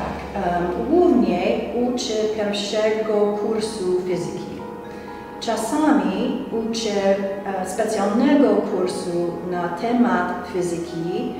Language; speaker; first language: Polish; non-native, learner; English